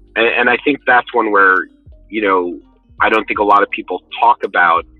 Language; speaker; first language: English; native; English